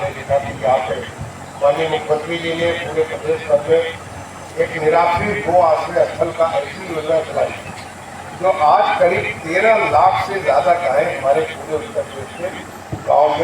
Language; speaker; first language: Hindi; native; Hindi